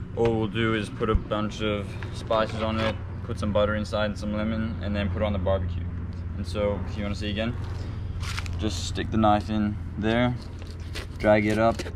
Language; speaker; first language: English; non-native, fluent; Indonesian